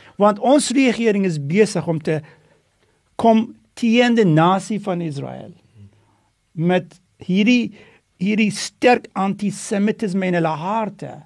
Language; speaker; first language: Afrikaans; non-native, fluent; Dutch